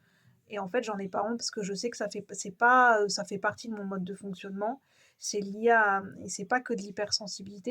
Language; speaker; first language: French; native; French